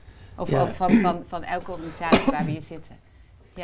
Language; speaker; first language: Dutch; native; Dutch